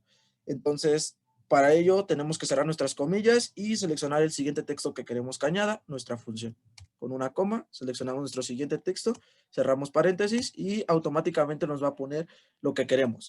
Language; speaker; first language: Spanish; native; Spanish